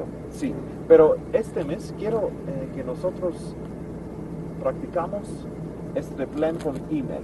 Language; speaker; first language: Spanish; non-native, learner; English